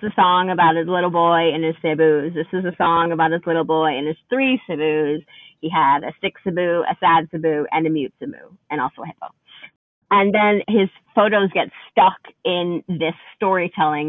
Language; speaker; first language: English; native; English